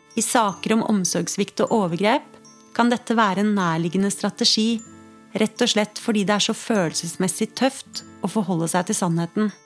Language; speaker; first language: Norwegian; native; Norwegian